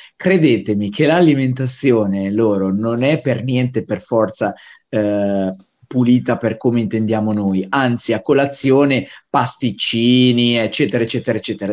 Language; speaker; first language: Italian; native; Italian